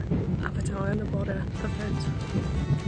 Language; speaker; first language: Welsh; non-native, local second language; English